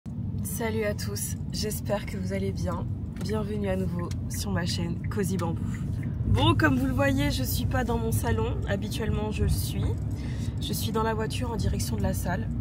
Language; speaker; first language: French; native; French